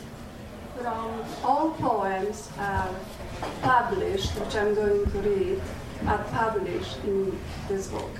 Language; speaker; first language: English; non-native, fluent; Polish